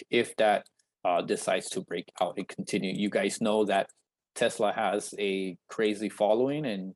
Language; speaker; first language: English; native; English